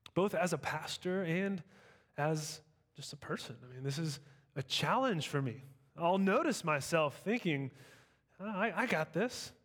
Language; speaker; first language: English; native; English